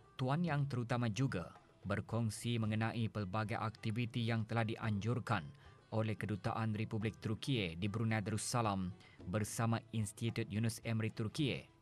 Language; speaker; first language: Malay; native; Malay